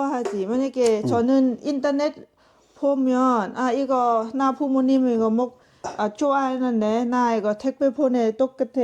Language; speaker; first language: Korean; non-native, learner; Lao